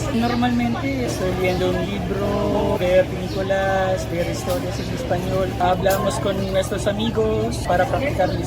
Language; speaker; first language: Spanish; non-native, learner; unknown